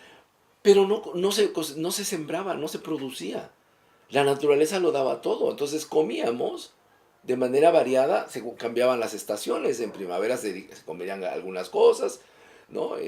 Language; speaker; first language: Spanish; native; Spanish